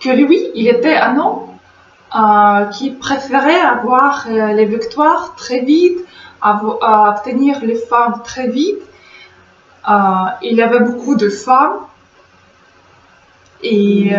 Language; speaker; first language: French; non-native, fluent; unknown